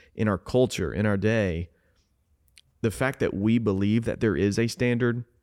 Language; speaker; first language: English; native; English